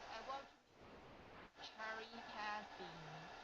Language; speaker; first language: English; non-native, learner; Chinese